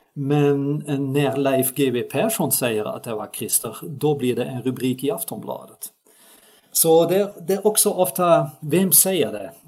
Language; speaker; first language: Swedish; non-native, fluent; Dutch